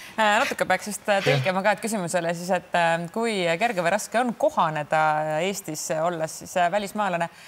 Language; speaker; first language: Estonian; native; Estonian